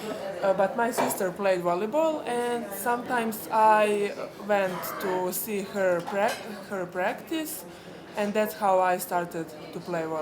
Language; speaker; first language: English; non-native, fluent; Serbian